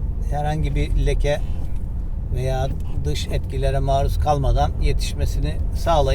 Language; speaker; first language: Turkish; native; Turkish